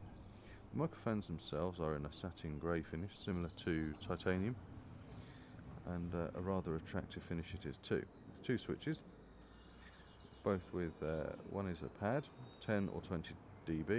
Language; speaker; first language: English; native; English